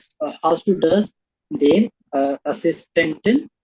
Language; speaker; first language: German; non-native, learner; Hindi